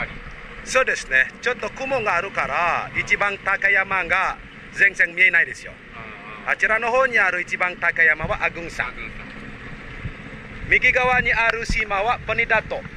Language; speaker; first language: Japanese; non-native, fluent; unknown